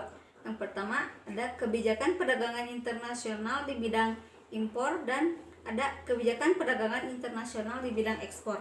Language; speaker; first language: Indonesian; native; Indonesian